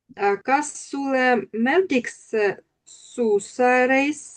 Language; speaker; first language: Estonian; non-native, learner; Russian